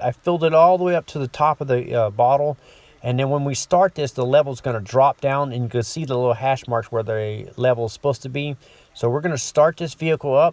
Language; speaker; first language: English; native; English